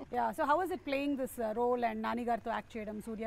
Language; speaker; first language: Telugu; native; Telugu